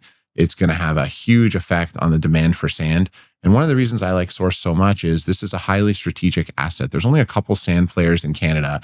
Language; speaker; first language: English; native; English